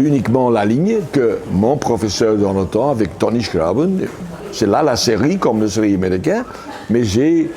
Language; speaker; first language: French; non-native, local second language; Dutch